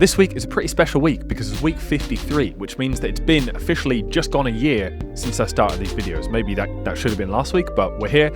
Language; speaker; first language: English; native; English